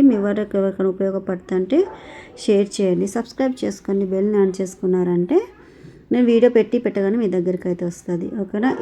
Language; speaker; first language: Telugu; native; Telugu